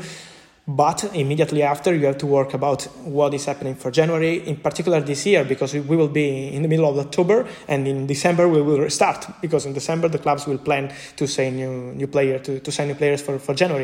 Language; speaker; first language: English; non-native, fluent; Italian